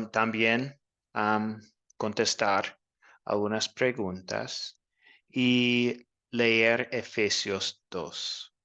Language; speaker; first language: Spanish; non-native, fluent; English